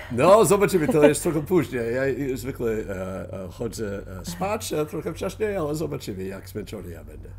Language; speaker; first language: Polish; non-native, fluent; English